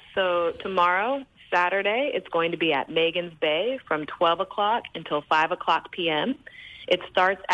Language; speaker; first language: English; native; English